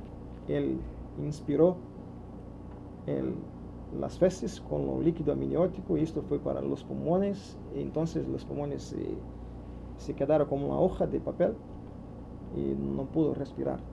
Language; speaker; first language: Spanish; non-native, learner; Portuguese